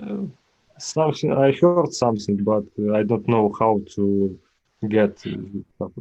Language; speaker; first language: English; non-native, learner; Ukrainian